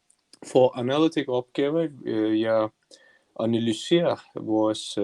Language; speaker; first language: Danish; non-native, learner; Turkish